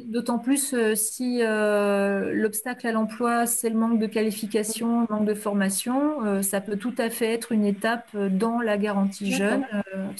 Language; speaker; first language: French; native; French